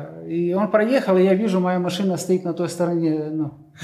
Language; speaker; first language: Polish; non-native, learner; Russian